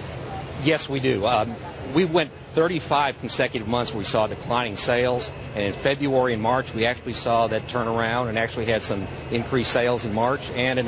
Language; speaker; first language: English; native; English